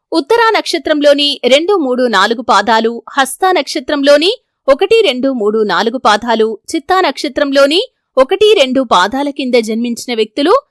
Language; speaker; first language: Telugu; native; Telugu